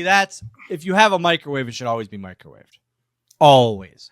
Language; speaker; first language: English; native; English